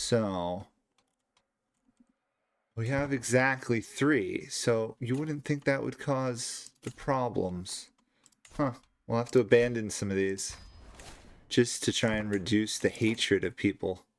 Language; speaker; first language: English; native; English